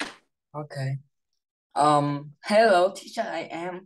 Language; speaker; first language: English; non-native, learner; Vietnamese